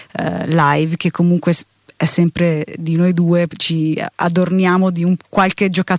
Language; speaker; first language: Italian; native; Italian